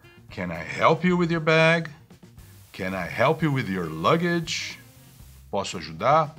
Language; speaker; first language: English; non-native, fluent; Portuguese